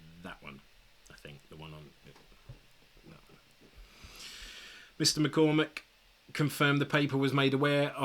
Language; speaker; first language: English; native; English